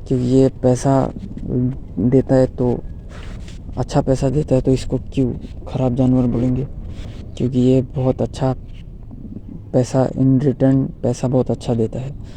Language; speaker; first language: Hindi; non-native, local second language; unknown